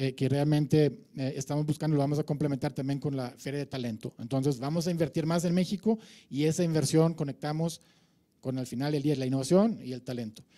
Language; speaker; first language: Spanish; non-native, fluent; German